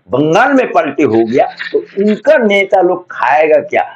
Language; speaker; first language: Hindi; non-native, local second language; Bangla